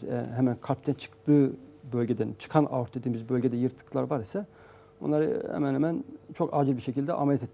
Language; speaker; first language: Turkish; native; Turkish